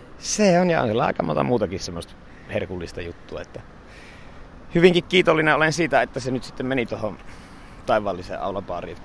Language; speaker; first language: Finnish; native; Finnish